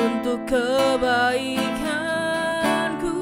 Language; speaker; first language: Indonesian; native; Indonesian